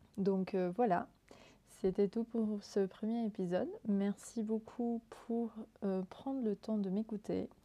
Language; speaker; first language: French; non-native, fluent; Spanish